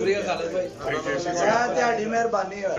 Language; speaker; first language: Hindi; non-native, local second language; Punjabi